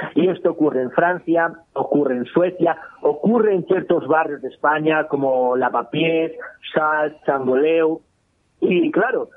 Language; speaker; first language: Spanish; native; Spanish